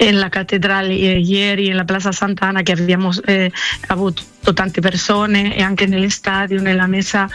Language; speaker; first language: Italian; non-native, learner; Spanish